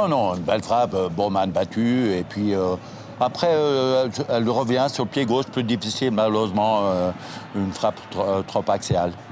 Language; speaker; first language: French; native; French